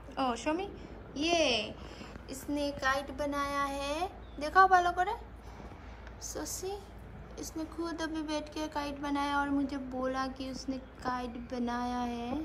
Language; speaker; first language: Hindi; non-native, local second language; Bangla